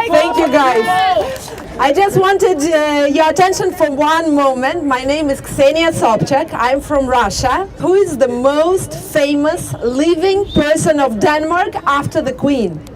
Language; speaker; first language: English; non-native, fluent; Russian